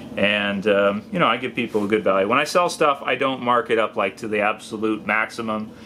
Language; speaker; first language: English; native; English